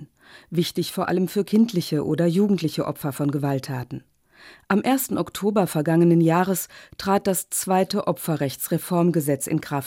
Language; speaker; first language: German; native; German